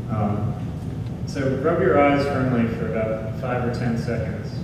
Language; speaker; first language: English; native; English